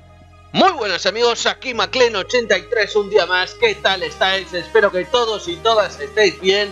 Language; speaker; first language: Spanish; native; Spanish